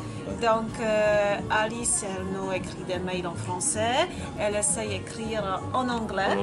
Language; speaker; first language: French; non-native, fluent; Polish